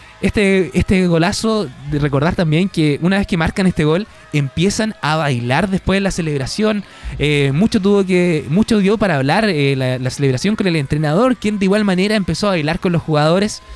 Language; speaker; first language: Spanish; native; Spanish